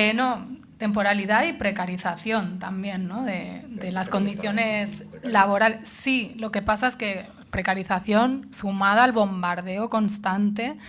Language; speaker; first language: Spanish; non-native, local second language; Catalan